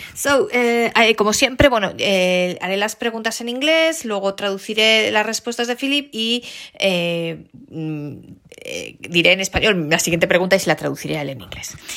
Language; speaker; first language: Spanish; native; Spanish